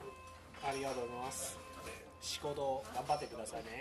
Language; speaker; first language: Japanese; non-native, learner; Chinese